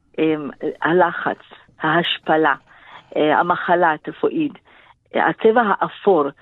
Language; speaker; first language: Hebrew; non-native, local second language; Arabic